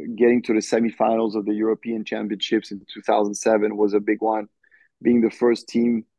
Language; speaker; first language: English; non-native, fluent; French